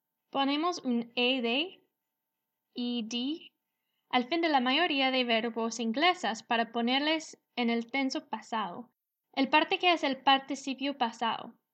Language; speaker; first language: Spanish; non-native, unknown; English